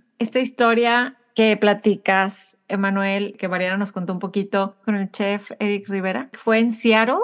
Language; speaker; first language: Spanish; native; Spanish